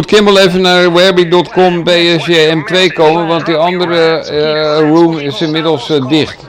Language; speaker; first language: Dutch; native; Dutch